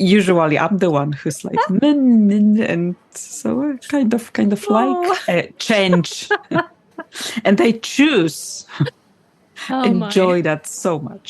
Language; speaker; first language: English; non-native, fluent; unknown